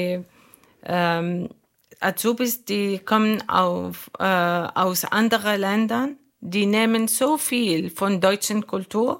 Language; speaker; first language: German; non-native, learner; Arabic